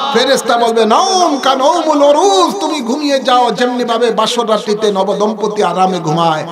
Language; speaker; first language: Bangla; native; Bangla